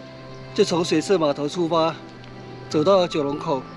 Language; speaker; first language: Chinese; native; Chinese